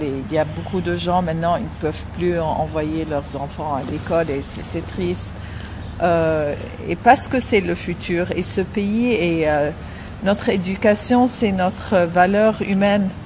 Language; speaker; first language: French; non-native, fluent; Arabic